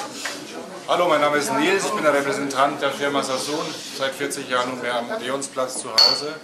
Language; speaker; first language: German; native; German